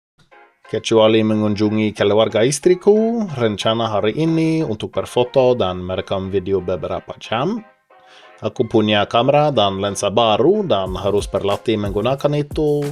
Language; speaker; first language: Indonesian; non-native, fluent; Norwegian